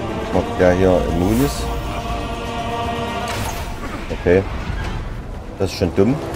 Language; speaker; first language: German; native; German